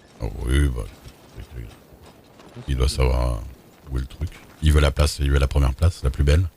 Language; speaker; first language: French; native; French